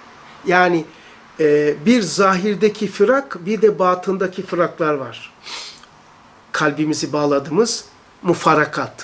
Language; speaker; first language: Turkish; native; Turkish